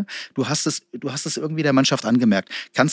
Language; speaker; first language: German; native; German